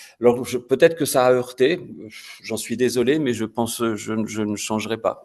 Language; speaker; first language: French; native; French